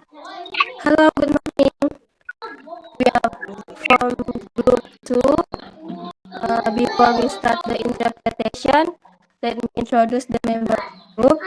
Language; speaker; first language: English; non-native, learner; Indonesian